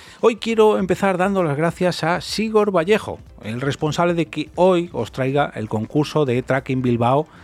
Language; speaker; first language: Spanish; native; Spanish